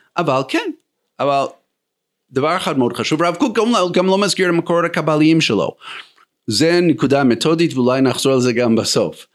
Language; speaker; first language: Hebrew; non-native, fluent; English